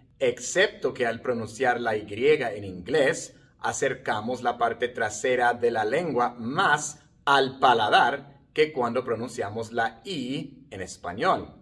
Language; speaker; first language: Spanish; non-native, fluent; English